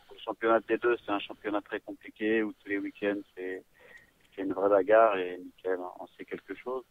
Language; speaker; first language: French; native; French